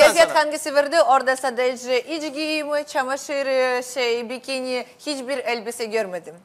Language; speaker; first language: Turkish; native; Turkish